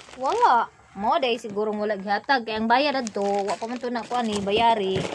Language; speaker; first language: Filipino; non-native, local second language; Cebuano